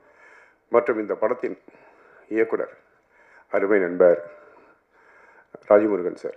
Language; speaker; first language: Tamil; native; Tamil